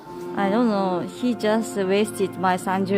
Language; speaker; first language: English; non-native, learner; Japanese